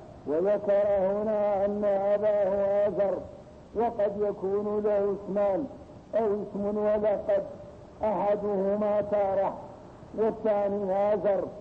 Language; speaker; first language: Arabic; native; Arabic